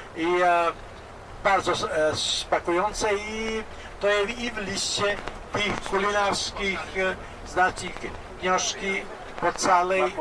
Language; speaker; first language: Polish; non-native, learner; Albanian